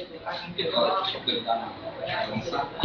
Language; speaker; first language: Portuguese; native; Portuguese